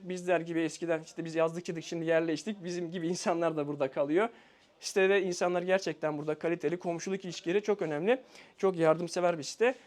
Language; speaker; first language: Turkish; native; Turkish